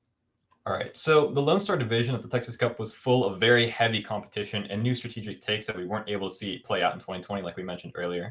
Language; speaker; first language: English; native; English